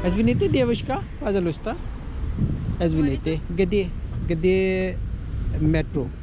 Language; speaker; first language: Russian; non-native, learner; Urdu